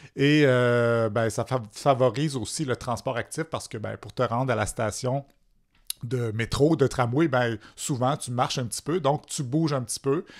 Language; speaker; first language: French; native; French